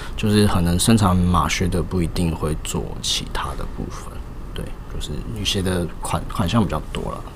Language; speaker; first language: Chinese; native; Chinese